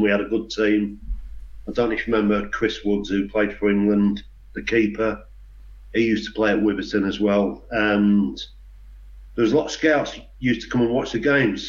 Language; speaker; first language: English; native; English